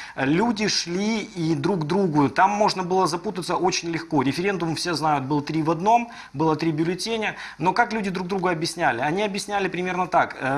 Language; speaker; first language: Russian; native; Russian